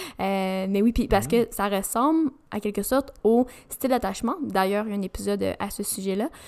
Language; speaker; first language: French; native; French